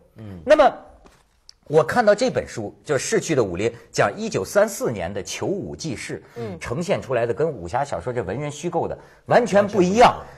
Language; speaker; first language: Chinese; native; Chinese